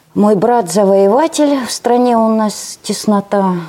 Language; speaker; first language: Russian; native; Russian